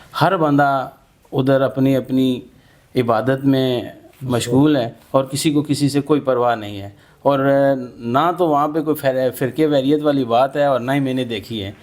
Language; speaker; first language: Urdu; non-native, local second language; Punjabi